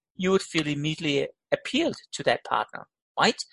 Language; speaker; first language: English; non-native, fluent; Danish